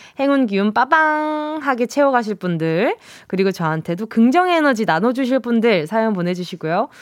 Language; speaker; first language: Korean; native; Korean